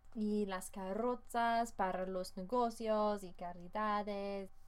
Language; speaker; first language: Spanish; non-native, fluent; English